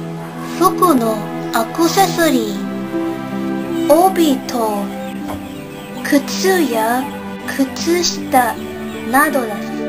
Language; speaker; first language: Japanese; non-native, learner; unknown